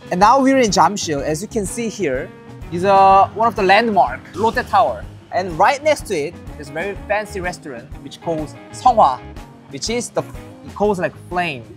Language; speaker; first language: English; non-native, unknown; Korean